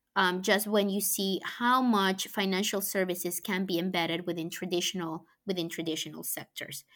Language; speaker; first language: English; non-native, fluent; Spanish